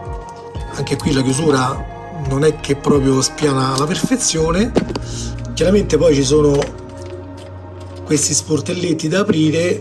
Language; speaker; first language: Italian; native; Italian